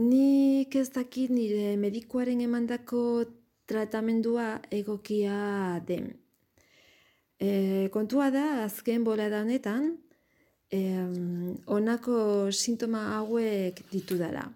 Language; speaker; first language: Basque; non-native, learner; Spanish